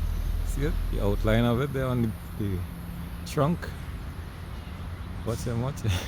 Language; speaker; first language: English; native; English